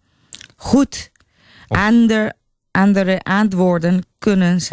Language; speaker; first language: Dutch; non-native, learner; Spanish